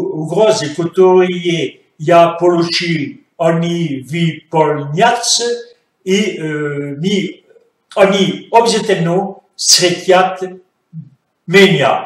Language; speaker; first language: Russian; non-native, fluent; French